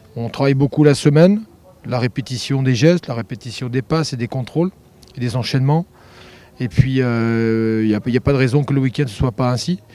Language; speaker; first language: French; native; French